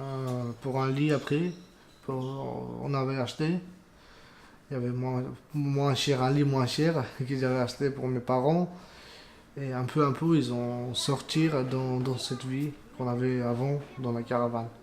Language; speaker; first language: French; non-native, learner; Romanian